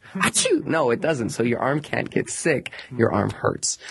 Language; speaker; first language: English; native; English